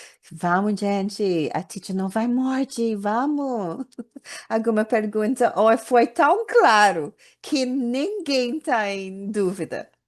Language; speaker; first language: Portuguese; non-native, learner; English